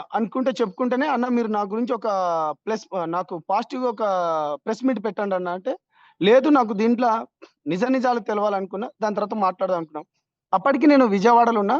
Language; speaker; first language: Telugu; non-native, local second language; Lambadi